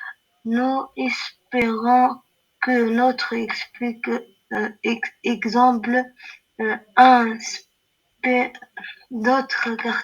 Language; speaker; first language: French; non-native, learner; Arabic